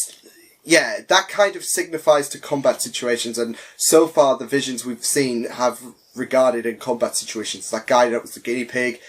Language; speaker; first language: English; native; English